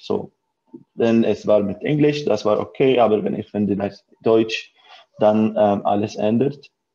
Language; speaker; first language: German; non-native, learner; Arabic